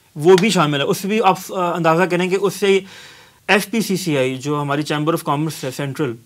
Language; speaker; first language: Urdu; native; Urdu